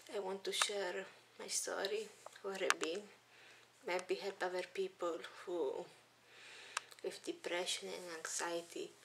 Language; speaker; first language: English; early bilingual, other home language; Italian